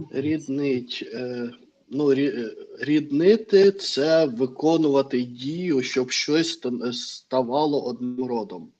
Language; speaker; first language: Ukrainian; non-native, learner; Russian